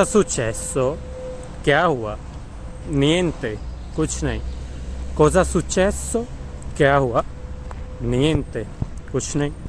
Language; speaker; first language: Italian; non-native, fluent; Urdu